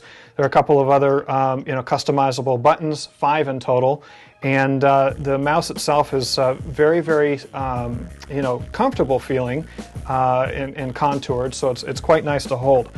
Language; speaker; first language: English; native; English